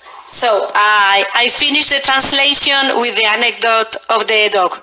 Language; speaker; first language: English; non-native, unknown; Spanish